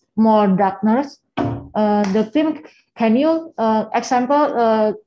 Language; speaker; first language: English; non-native, learner; Indonesian